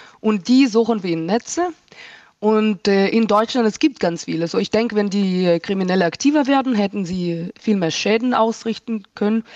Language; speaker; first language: German; non-native, fluent; Hebrew